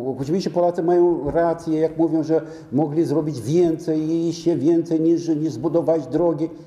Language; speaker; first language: Polish; non-native, fluent; Romanian